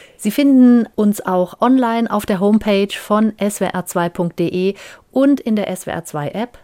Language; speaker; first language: German; native; German